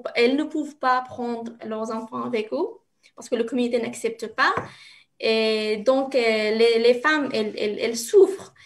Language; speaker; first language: French; non-native, learner; Arabic